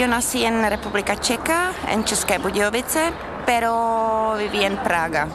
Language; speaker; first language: Spanish; non-native, learner; Czech